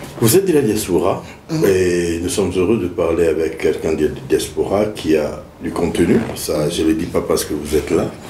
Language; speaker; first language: French; non-native, local second language; Lingala